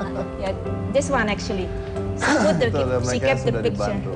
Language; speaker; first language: English; early bilingual, other home language; Dutch